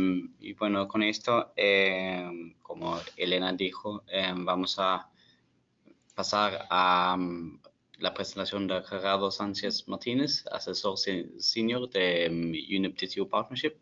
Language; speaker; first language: Spanish; non-native, fluent; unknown